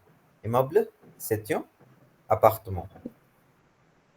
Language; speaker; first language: French; non-native, fluent; Hindi